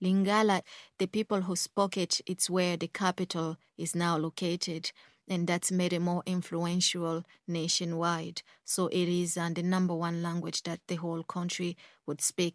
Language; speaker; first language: English; early bilingual, other home language; Kongo